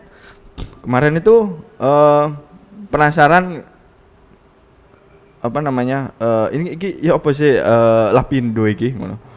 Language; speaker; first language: Indonesian; non-native, local second language; Javanese